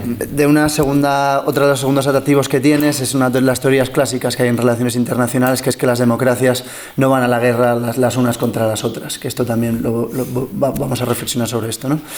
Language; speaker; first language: Spanish; early bilingual, other home language; English